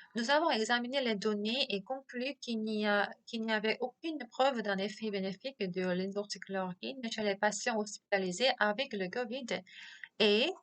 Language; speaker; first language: French; non-native, fluent; Korean